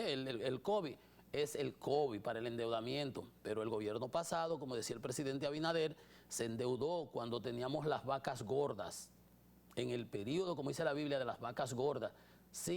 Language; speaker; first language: Spanish; native; Spanish